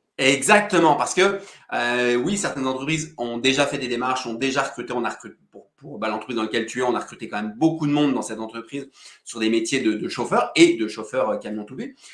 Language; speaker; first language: French; native; French